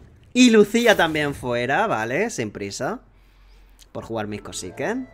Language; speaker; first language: Spanish; native; Spanish